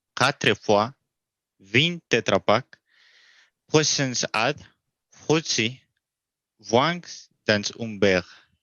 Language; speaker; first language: French; non-native, learner; Spanish